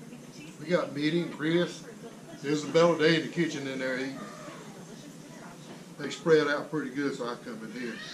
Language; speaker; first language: English; native; English